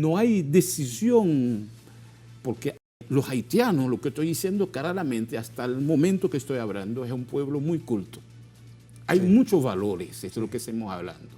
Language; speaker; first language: Spanish; non-native, fluent; Haitian Creole